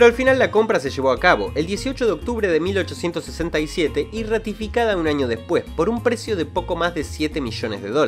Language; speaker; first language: Spanish; native; Spanish